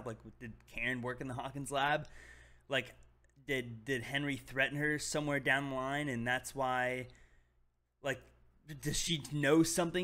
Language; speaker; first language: English; native; English